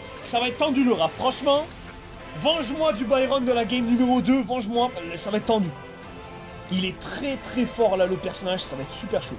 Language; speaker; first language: French; native; French